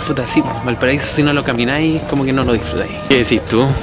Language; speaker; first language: Spanish; native; Spanish